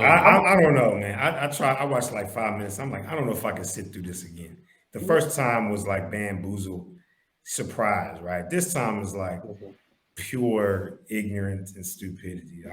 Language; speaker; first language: English; native; English